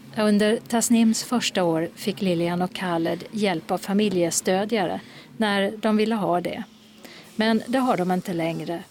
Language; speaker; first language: Swedish; native; Swedish